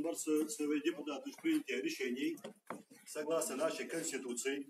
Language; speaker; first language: Russian; non-native, local second language; Ingush